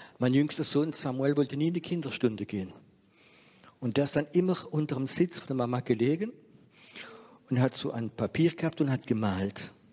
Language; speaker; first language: German; non-native, fluent; French